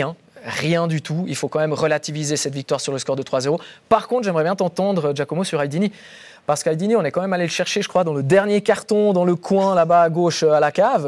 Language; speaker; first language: French; native; French